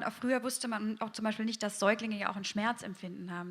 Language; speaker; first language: German; native; German